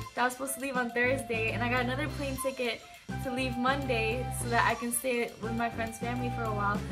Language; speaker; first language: English; early bilingual, other home language; Japanese